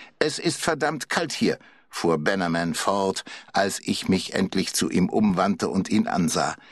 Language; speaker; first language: German; native; German